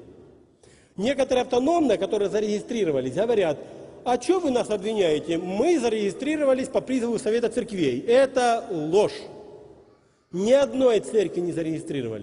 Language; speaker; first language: Russian; native; Russian